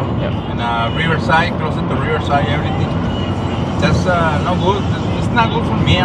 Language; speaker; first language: English; non-native, learner; Spanish